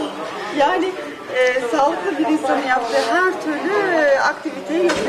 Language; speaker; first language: Turkish; native; Turkish